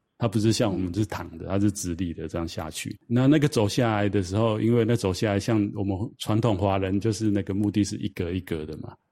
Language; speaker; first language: Chinese; native; Chinese